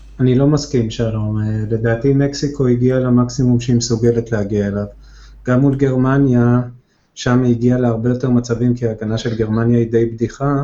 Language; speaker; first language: Hebrew; native; Hebrew